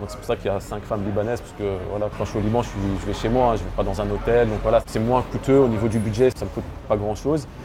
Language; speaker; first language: French; early bilingual, other home language; Arabic